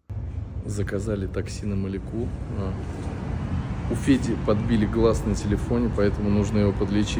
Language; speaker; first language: Russian; native; Russian